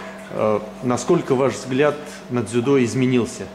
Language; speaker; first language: Russian; native; Russian